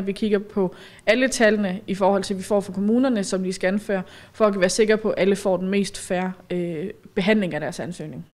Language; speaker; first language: Danish; native; Danish